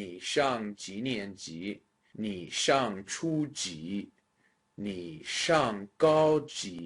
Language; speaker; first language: Chinese; non-native, fluent; English